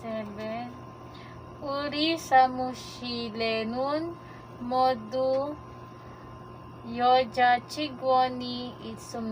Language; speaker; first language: Korean; non-native, learner; Filipino